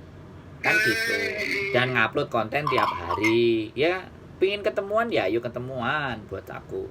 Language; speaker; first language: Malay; non-native, local second language; Javanese